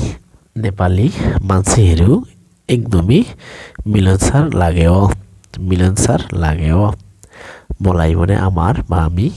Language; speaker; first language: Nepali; non-native, local second language; Bangla